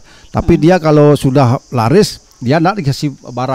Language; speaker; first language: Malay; non-native, local second language; Balinese